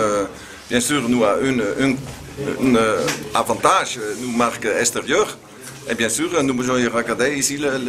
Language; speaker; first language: French; non-native, learner; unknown